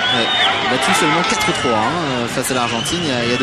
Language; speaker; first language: French; native; French